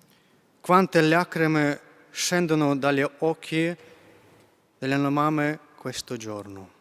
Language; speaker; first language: Italian; non-native, fluent; Ukrainian